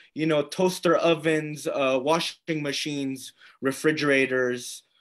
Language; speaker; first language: English; native; English